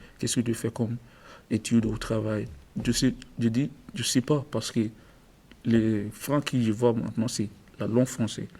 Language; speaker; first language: French; non-native, learner; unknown